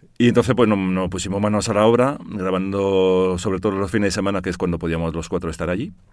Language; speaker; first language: Spanish; early bilingual, heritage; Spanish